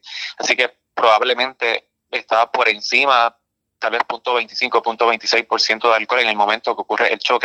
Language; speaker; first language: Spanish; native; Spanish